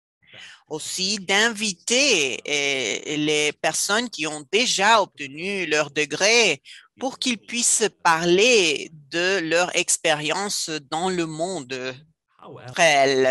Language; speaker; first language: French; non-native, fluent; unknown